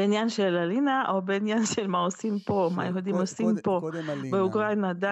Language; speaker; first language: Hebrew; non-native, fluent; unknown